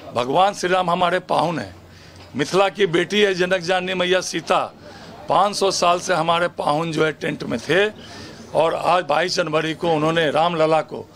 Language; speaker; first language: Hindi; native; Hindi